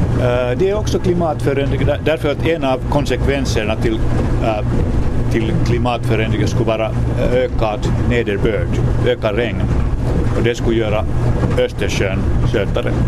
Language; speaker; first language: Swedish; non-native, local second language; Finnish